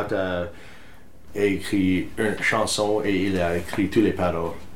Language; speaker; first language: French; non-native, fluent; English